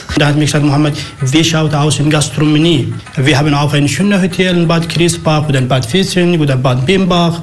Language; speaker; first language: German; non-native, learner; Arabic